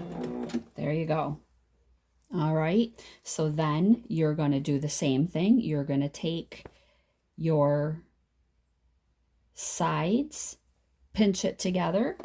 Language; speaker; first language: English; native; English